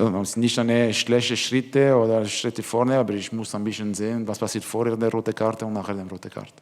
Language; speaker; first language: German; non-native, learner; French